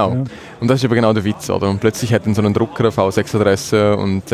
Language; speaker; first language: German; native; German